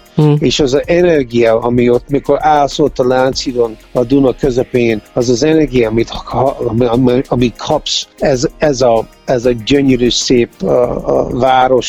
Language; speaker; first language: Hungarian; early bilingual, heritage; Hungarian